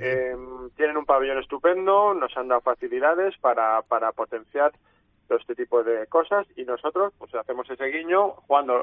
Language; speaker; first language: Spanish; native; Spanish